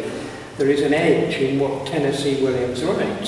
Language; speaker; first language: English; native; English